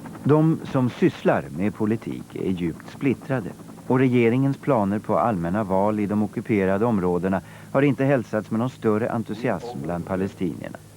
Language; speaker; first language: Swedish; native; Swedish